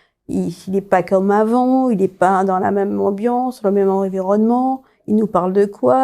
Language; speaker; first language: French; native; French